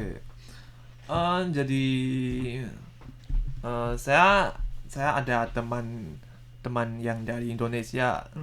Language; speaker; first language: Indonesian; non-native, learner; Chinese